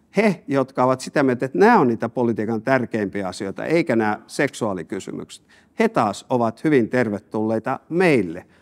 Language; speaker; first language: Finnish; native; Finnish